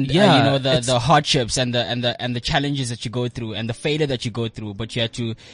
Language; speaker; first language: English; non-native, local second language; Xhosa